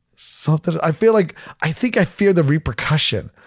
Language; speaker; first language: English; native; English